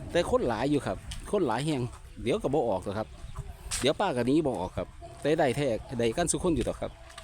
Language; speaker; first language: Thai; native; Thai